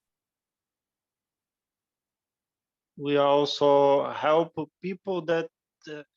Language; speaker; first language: English; non-native, learner; Portuguese